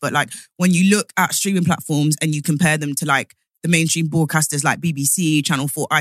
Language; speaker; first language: English; native; English